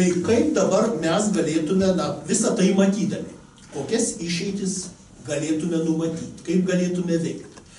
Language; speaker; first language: Lithuanian; native; Lithuanian